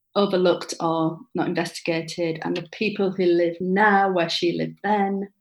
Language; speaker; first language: English; native; English